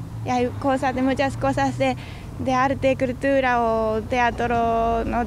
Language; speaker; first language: Spanish; non-native, learner; Japanese